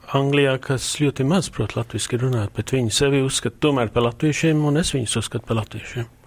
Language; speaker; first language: Latvian; early bilingual, heritage; Latvian